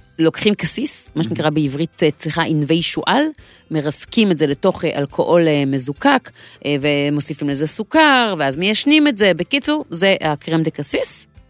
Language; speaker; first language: Hebrew; native; Hebrew